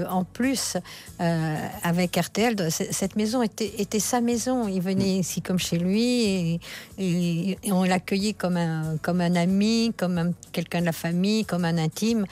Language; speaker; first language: French; native; French